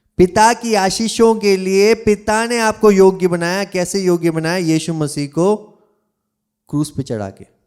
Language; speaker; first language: Hindi; non-native, local second language; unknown